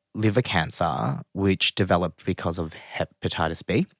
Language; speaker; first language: English; native; English